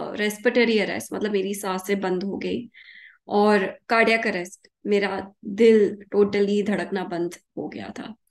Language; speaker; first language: Hindi; early bilingual, heritage; Hindi